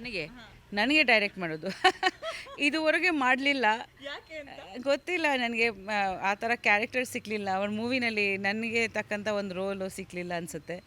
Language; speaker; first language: Kannada; non-native, fluent; Bangla